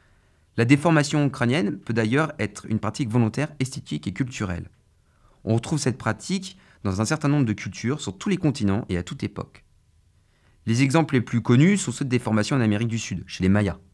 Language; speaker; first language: French; native; French